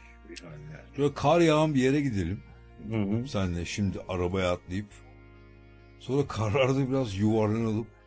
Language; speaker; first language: Turkish; native; Turkish